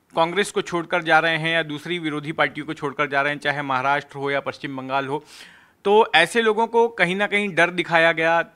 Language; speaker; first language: Hindi; native; Hindi